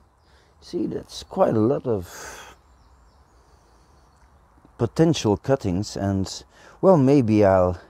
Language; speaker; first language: English; non-native, fluent; Dutch